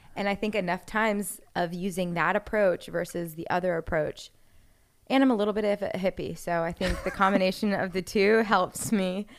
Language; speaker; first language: English; native; English